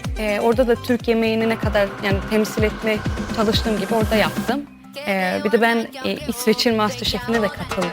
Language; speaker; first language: Turkish; early bilingual, heritage; Turkish